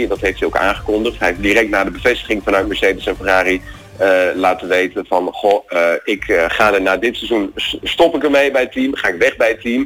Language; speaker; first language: Dutch; native; Dutch